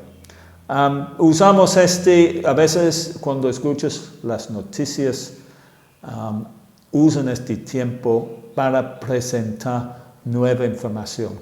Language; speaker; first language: Spanish; non-native, fluent; English